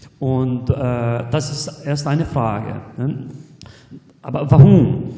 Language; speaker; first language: German; non-native, fluent; Portuguese